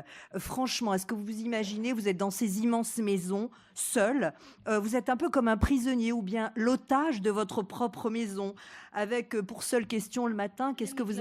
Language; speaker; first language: French; native; French